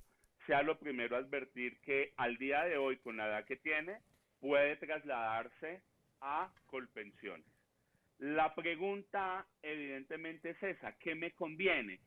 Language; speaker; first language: Spanish; native; Spanish